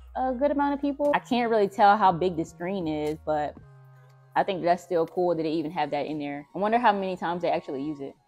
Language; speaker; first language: English; native; English